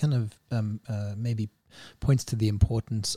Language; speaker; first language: English; native; English